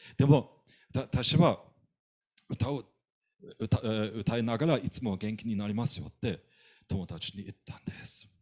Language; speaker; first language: Japanese; non-native, fluent; German